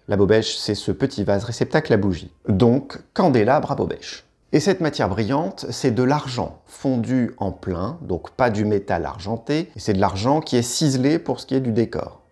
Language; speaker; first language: French; native; French